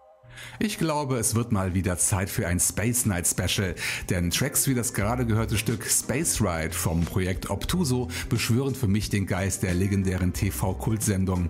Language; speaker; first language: German; native; German